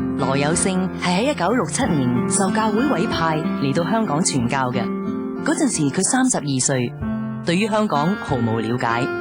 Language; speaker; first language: Cantonese; native; Cantonese